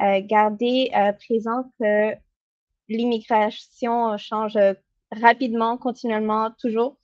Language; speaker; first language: French; native; French